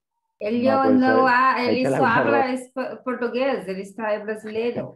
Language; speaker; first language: Spanish; non-native, learner; Portuguese